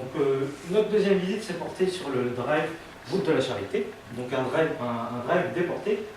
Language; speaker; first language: French; native; French